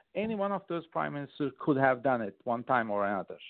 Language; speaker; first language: English; non-native, fluent; Turkish